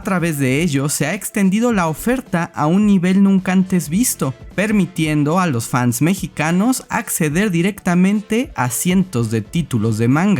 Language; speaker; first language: Spanish; native; Spanish